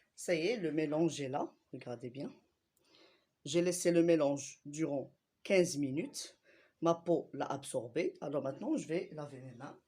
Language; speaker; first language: French; non-native, local second language; Arabic